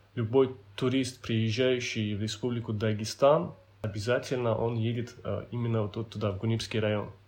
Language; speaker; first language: Russian; non-native, local second language; Avaric